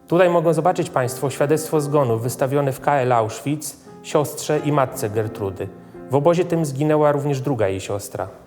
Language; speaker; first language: Polish; native; Polish